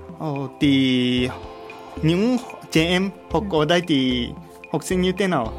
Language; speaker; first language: Vietnamese; non-native, learner; Japanese